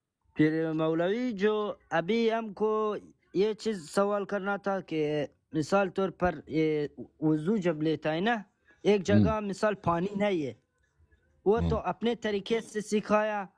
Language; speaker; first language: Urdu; non-native, learner; Persian